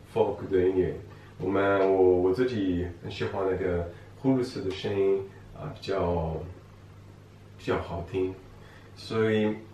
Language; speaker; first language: Chinese; non-native, fluent; French